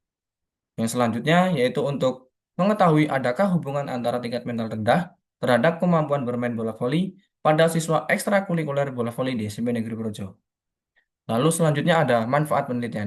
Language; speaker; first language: Indonesian; native; Indonesian